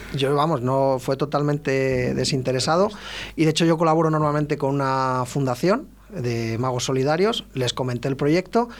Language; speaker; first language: Spanish; native; Spanish